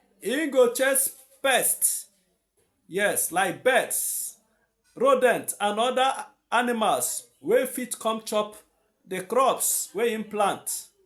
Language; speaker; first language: Nigerian Pidgin; non-native, local second language; Igbo